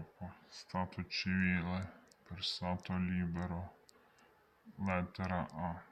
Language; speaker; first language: Italian; non-native, learner; Ukrainian